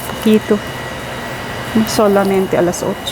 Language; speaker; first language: Spanish; non-native, learner; Filipino